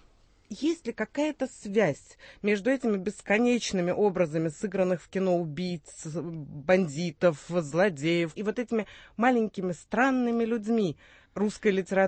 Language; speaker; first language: Russian; native; Russian